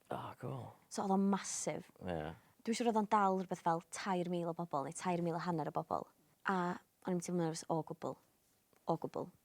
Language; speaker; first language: Welsh; native; Welsh